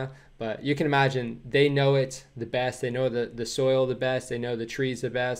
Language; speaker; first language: English; native; English